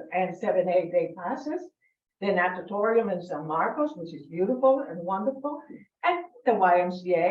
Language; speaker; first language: English; non-native, fluent; Spanish